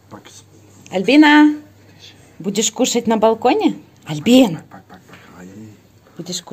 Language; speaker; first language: Russian; native; Russian